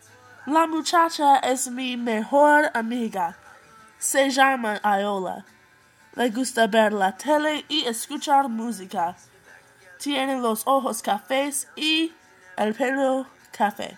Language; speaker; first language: Spanish; non-native, learner; English